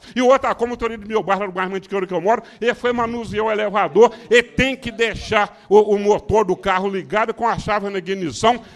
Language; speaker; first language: Portuguese; native; Portuguese